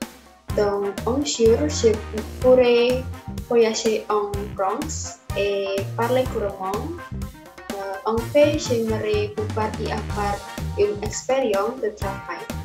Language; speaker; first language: French; non-native, learner; Indonesian